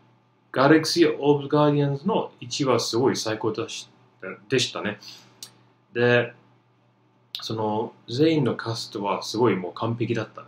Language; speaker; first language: Japanese; non-native, fluent; English